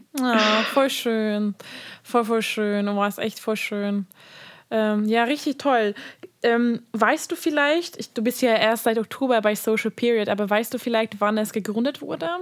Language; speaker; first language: German; non-native, fluent; Hungarian